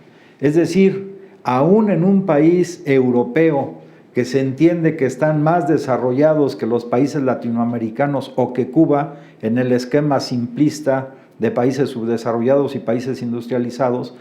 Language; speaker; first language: Spanish; native; Spanish